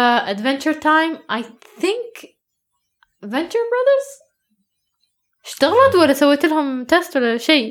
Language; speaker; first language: Arabic; early bilingual, heritage; Arabic